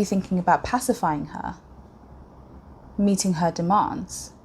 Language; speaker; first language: English; native; English